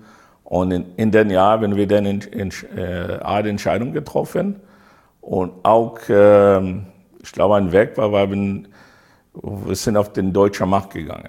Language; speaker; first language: German; non-native, learner; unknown